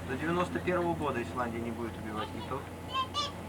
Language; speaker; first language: Russian; native; Russian